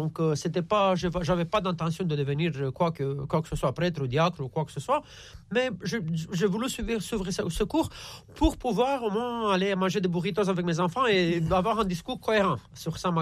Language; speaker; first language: French; non-native, fluent; Romanian